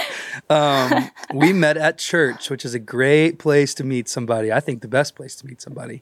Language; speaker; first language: English; native; English